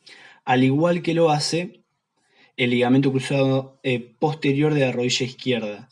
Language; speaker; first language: Spanish; native; Spanish